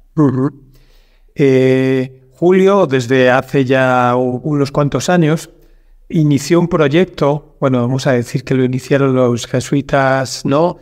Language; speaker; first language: Spanish; native; Spanish